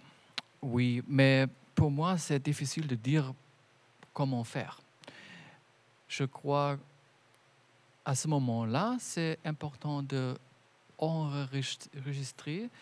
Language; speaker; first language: French; non-native, fluent; German